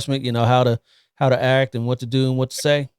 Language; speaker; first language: English; native; English